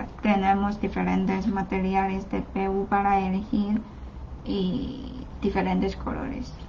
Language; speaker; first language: Spanish; non-native, learner; Chinese